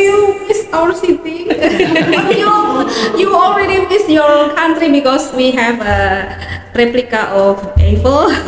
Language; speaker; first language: English; non-native, learner; Indonesian